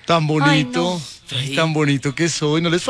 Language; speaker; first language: Spanish; native; Spanish